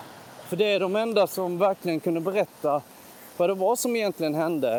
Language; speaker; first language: Swedish; native; Swedish